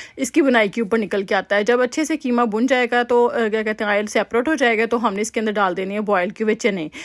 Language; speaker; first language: Urdu; native; Urdu